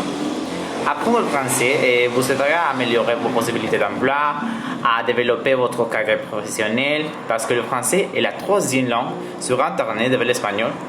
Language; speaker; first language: French; non-native, learner; Spanish